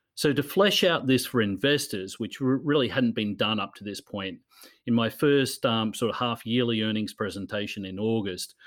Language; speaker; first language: English; native; English